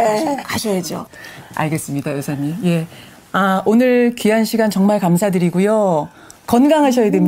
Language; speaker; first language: Korean; native; Korean